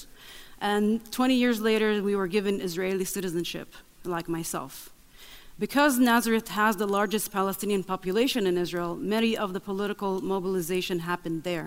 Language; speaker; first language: English; non-native, fluent; Arabic